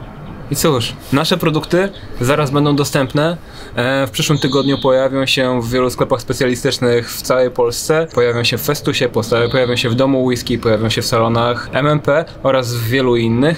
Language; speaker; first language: Polish; native; Polish